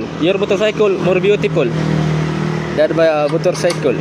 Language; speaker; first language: English; non-native, local second language; Cebuano